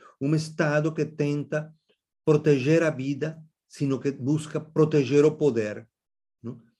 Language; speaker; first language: Portuguese; non-native, fluent; Spanish